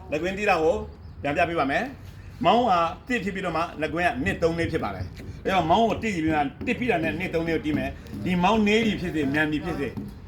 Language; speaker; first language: Burmese; non-native, local second language; Shan